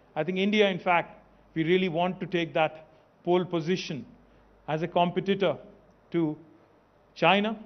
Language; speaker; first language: English; non-native, local second language; Telugu